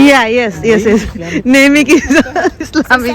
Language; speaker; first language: English; non-native, learner; Bangla